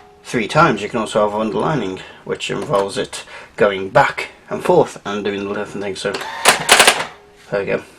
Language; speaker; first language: English; native; English